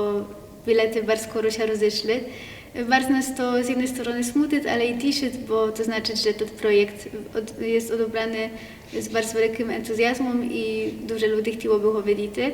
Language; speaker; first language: Polish; non-native, local second language; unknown